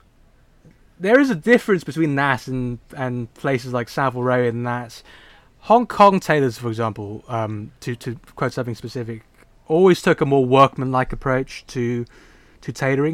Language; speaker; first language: English; non-native, local second language; Cantonese